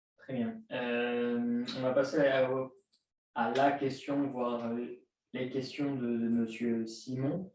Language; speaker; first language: French; native; French